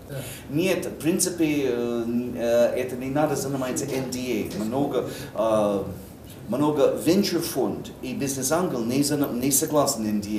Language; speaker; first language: Russian; non-native, learner; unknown